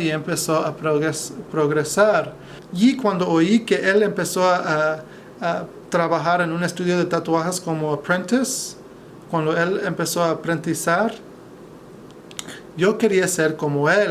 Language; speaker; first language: Spanish; non-native, fluent; English